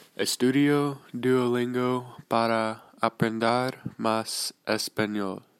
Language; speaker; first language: Spanish; non-native, learner; English